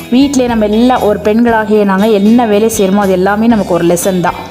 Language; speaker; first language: Tamil; non-native, local second language; Kannada